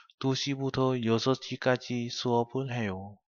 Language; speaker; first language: Korean; non-native, learner; Vietnamese